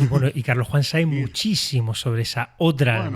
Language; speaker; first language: Spanish; native; Spanish